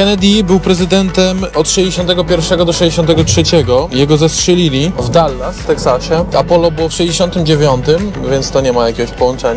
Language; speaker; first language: Polish; native; Polish